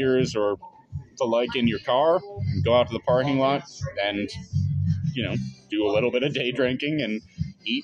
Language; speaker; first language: English; native; English